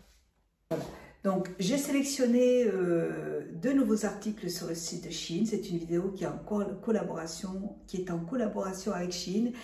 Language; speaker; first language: French; native; French